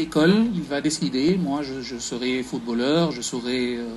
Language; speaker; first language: French; non-native, fluent; Arabic